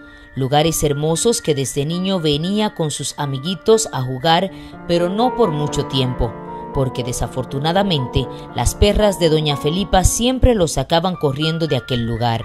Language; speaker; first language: Spanish; native; Spanish